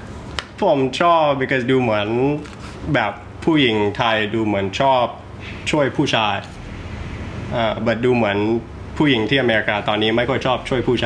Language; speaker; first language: Thai; early bilingual, heritage; Thai